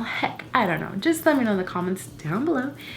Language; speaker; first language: English; native; English